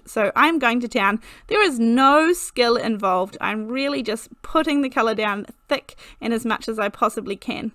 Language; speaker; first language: English; native; English